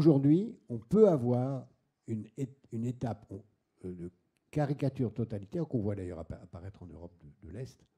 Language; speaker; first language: French; native; French